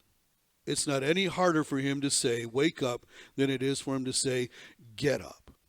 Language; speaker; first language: English; native; English